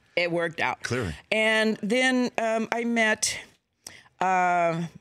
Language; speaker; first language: English; native; English